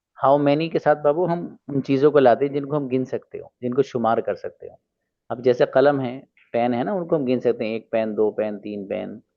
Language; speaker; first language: Hindi; native; Hindi